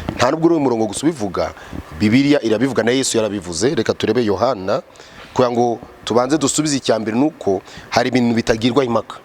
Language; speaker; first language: Kinyarwanda; native; Kinyarwanda